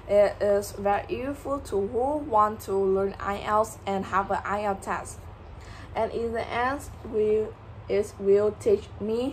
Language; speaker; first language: English; non-native, learner; Vietnamese